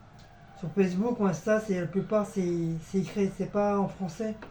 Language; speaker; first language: French; native; French